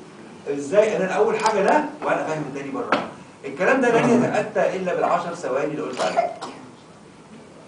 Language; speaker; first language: Arabic; native; Arabic